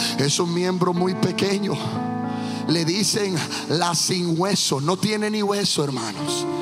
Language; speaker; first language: Spanish; early bilingual, heritage; Spanish